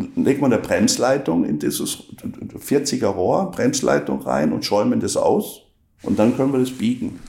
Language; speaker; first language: German; non-native, local second language; Swiss German